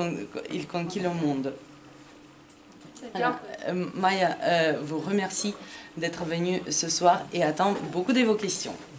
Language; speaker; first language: French; non-native, fluent; Ukrainian